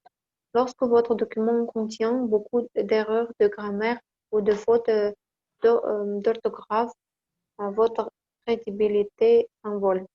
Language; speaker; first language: French; non-native, learner; Kazakh